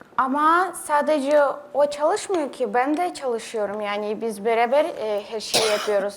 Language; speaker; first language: Turkish; non-native, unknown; Russian